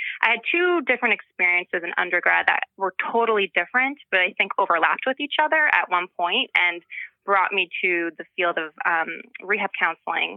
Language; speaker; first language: English; native; English